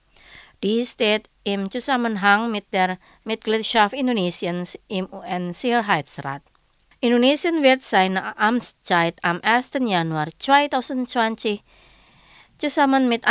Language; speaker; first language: German; non-native, fluent; Indonesian